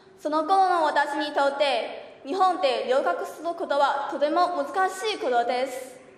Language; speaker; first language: Japanese; non-native, learner; Chinese